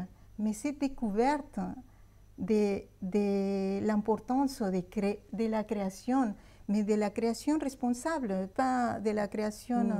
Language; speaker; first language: French; non-native, fluent; Spanish